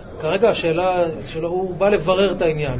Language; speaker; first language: Hebrew; native; Hebrew